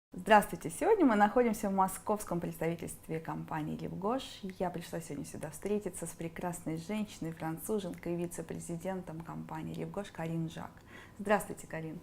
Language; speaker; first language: Russian; native; Russian